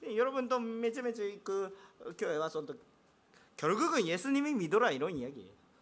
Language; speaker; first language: Korean; non-native, fluent; Japanese